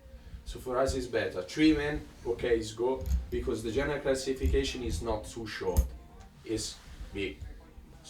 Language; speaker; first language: English; non-native, learner; Italian